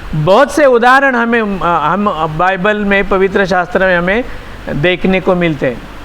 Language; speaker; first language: Hindi; non-native, local second language; Marathi